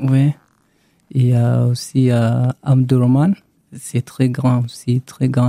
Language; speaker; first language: French; non-native, learner; Arabic